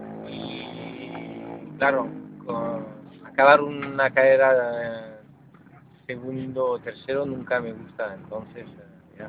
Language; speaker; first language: Spanish; non-native, fluent; French